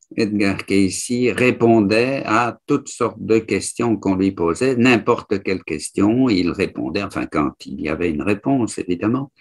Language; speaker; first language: French; native; French